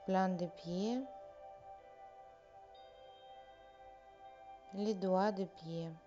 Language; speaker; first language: French; non-native, fluent; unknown